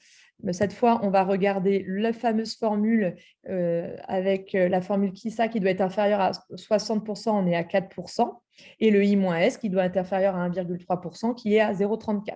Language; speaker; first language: French; native; French